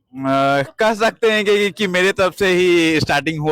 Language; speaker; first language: Hindi; native; Hindi